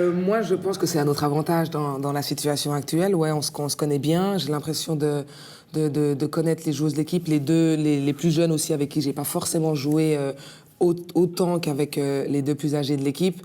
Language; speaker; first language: French; native; French